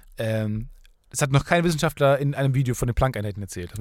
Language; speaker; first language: German; native; German